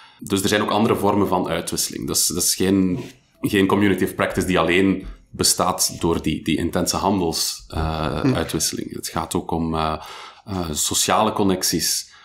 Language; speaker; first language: Dutch; native; Dutch